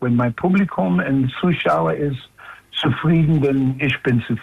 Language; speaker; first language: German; non-native, learner; English